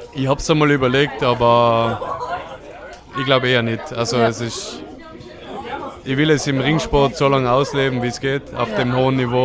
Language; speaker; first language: German; native; German